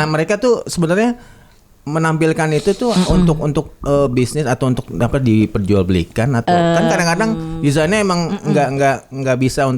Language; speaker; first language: Indonesian; native; Indonesian